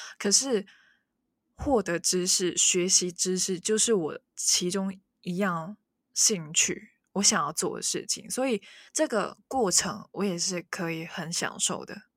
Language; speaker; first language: Chinese; non-native, local second language; Cantonese